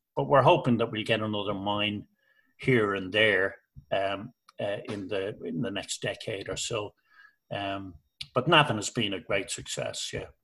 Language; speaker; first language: English; native; English